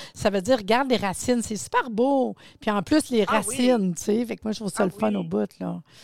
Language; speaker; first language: French; native; French